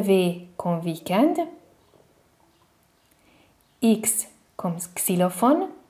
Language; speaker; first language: French; non-native, fluent; Hungarian